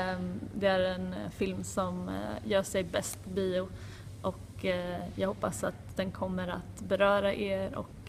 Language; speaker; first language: Swedish; native; Swedish